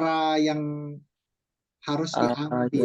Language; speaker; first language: Indonesian; non-native, fluent; Chinese